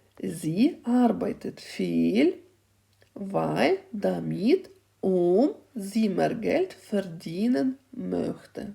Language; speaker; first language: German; non-native, fluent; Ukrainian